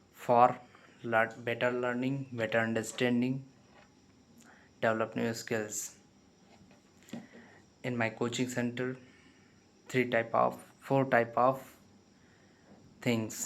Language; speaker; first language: English; non-native, learner; Hindi